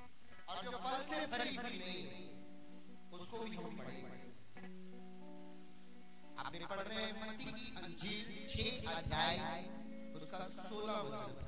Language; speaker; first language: Hindi; non-native, local second language; Punjabi